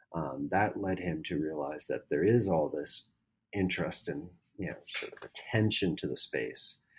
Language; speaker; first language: English; native; English